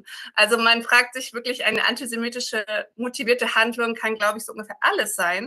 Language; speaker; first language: German; native; German